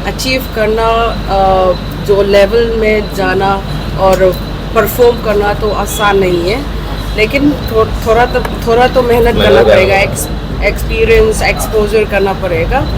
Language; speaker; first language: Hindi; non-native, local second language; Manipuri